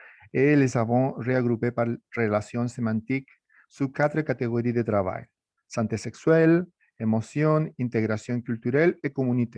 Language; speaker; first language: French; non-native, fluent; Spanish